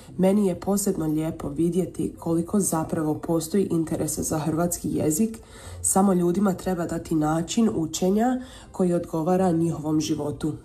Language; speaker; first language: Croatian; early bilingual, heritage; Croatian